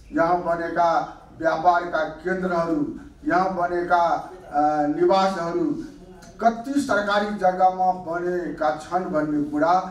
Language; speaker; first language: Nepali; non-native, local second language; Maithili